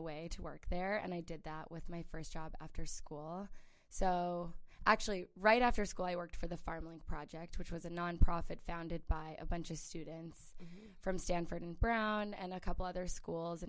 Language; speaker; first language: English; native; English